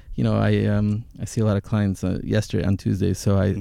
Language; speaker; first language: English; early bilingual, other home language; Hebrew